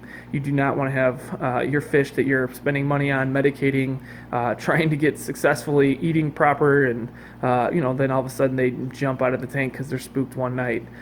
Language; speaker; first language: English; native; English